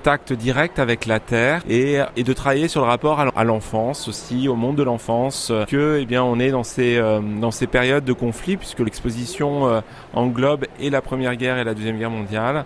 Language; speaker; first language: French; native; French